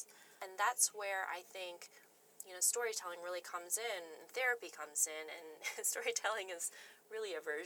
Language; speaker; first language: English; native; English